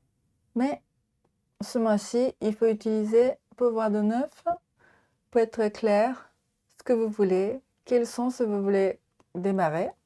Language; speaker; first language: French; non-native, learner; Japanese